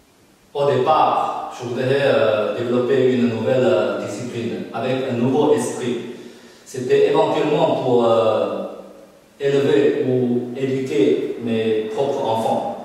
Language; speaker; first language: French; non-native, fluent; Chinese